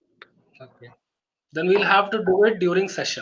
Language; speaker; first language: English; non-native, local second language; Hindi